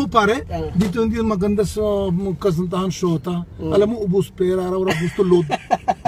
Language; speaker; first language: Filipino; non-native, learner; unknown